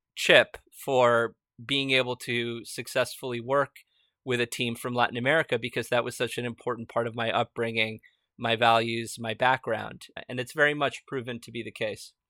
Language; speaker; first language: English; early bilingual, other home language; Spanish